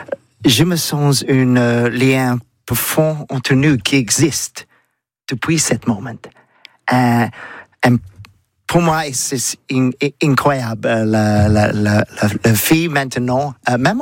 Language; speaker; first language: French; non-native, learner; English